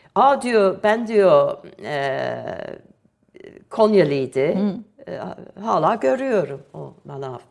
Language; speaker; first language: Turkish; non-native, fluent; English